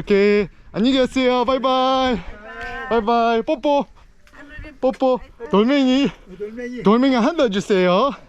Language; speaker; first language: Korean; early bilingual, heritage; English